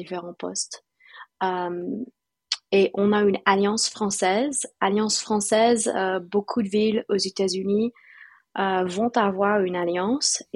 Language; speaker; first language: French; non-native, fluent; English